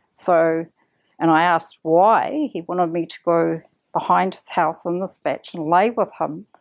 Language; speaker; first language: English; native; English